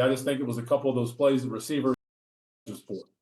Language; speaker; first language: English; native; English